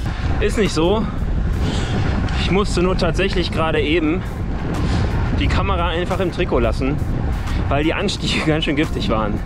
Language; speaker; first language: German; native; German